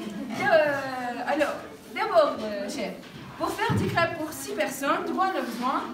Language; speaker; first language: French; non-native, learner; Arabic